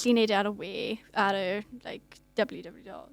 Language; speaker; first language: Welsh; non-native, local second language; English